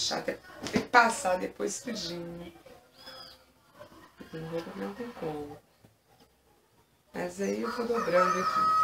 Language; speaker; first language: Portuguese; native; Portuguese